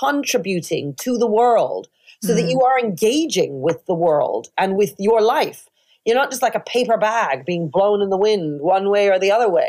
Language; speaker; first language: English; native; English